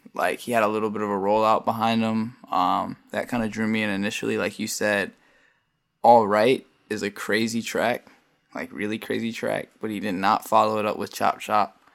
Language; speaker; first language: English; native; English